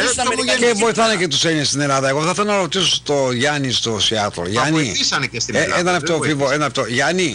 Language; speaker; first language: Greek; native; Greek